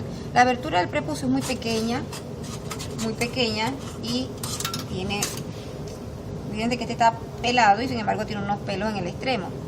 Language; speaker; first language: Spanish; native; Spanish